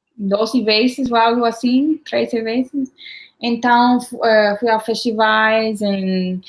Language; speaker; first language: Portuguese; non-native, learner; English